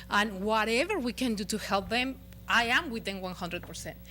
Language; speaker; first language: English; non-native, fluent; Spanish